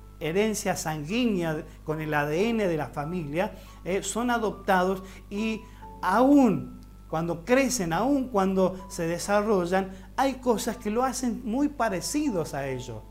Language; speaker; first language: Spanish; native; Spanish